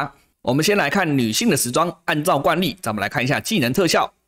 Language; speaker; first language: Chinese; native; Chinese